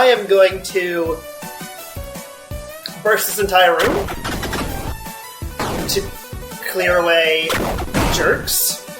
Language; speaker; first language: English; native; English